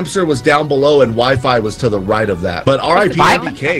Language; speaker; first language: English; native; English